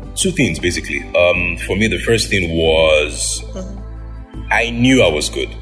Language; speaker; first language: English; non-native, local second language; Yoruba